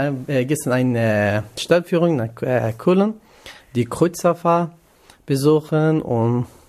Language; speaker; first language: German; non-native, learner; Kurdish